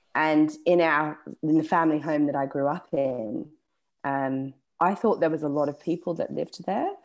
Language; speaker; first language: English; native; English